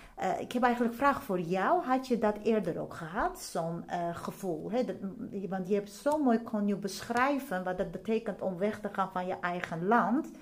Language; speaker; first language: Dutch; non-native, fluent; Armenian